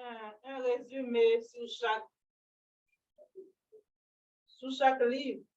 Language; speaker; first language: French; non-native, local second language; Haitian Creole